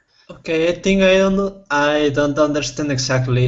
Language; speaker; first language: English; non-native, fluent; Spanish